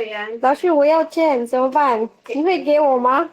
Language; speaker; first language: Chinese; non-native, learner; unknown